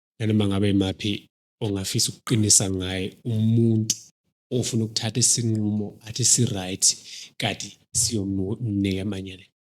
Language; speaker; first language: Zulu; native; Zulu